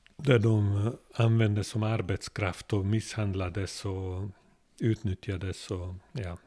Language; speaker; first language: Swedish; non-native, fluent; Hungarian